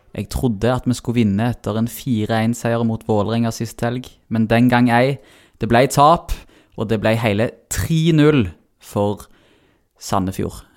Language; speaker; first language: Norwegian; native; Norwegian